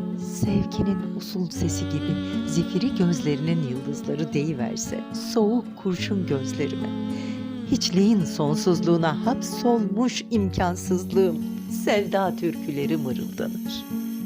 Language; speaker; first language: Turkish; native; Turkish